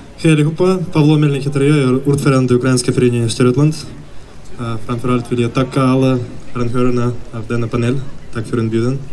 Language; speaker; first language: Swedish; non-native, fluent; Ukrainian